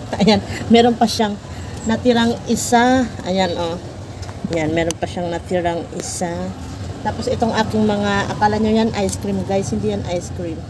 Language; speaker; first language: Filipino; non-native, local second language; Surigaonon